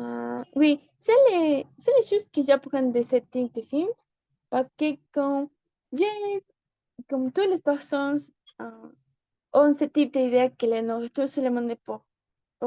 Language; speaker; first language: French; non-native, learner; Spanish